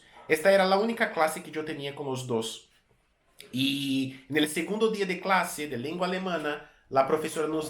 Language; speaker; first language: Spanish; non-native, fluent; Portuguese